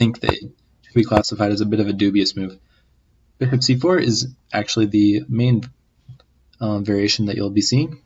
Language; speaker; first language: English; native; English